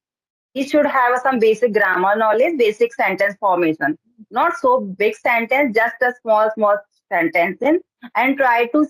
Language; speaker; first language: English; non-native, learner; Hindi